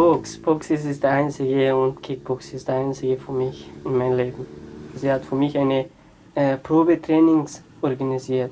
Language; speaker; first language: German; non-native, learner; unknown